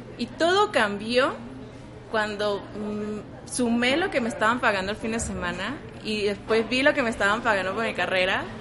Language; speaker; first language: Spanish; native; Spanish